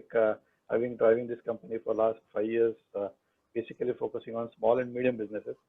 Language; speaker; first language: English; non-native, local second language; Marathi